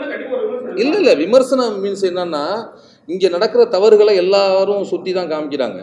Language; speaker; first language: Tamil; native; Tamil